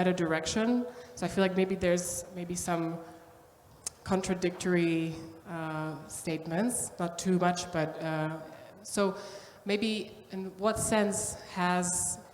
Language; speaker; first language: English; non-native, fluent; Slovak